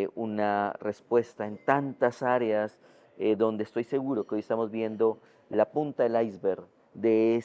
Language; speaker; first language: Spanish; native; Spanish